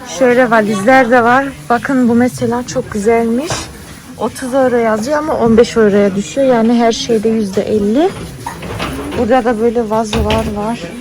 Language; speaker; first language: Turkish; early bilingual, heritage; Turkish